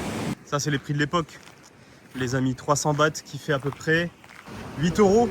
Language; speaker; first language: French; native; French